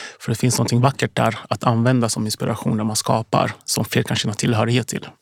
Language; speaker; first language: Swedish; early bilingual, other home language; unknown